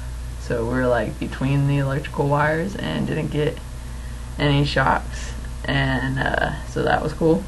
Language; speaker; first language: English; native; English